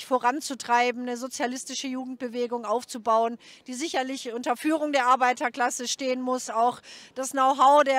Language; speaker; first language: German; native; German